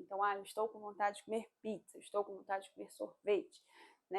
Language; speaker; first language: Portuguese; native; Portuguese